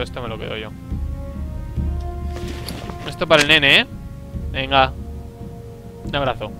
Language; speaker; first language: Spanish; native; Spanish